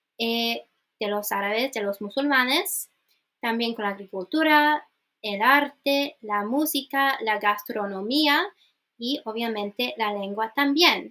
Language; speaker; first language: Spanish; non-native, fluent; English